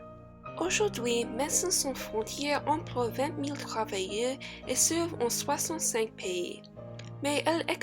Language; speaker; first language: French; non-native, learner; English